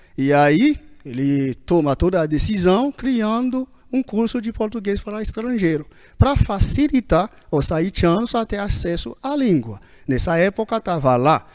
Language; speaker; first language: Portuguese; non-native, fluent; Haitian Creole